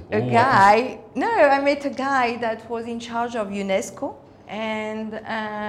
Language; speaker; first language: English; non-native, fluent; Spanish